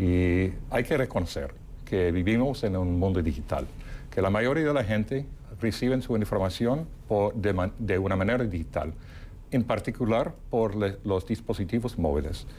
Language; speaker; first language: Spanish; non-native, fluent; English